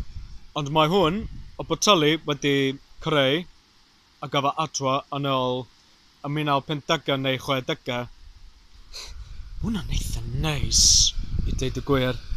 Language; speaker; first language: Welsh; non-native, learner; English